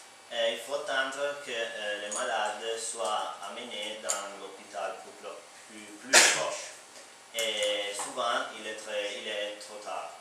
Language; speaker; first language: French; non-native, learner; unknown